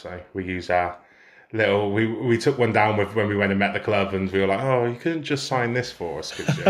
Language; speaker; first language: English; native; English